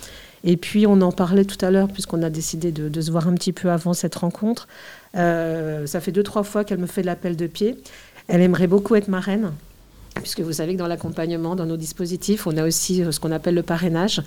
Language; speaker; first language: French; native; French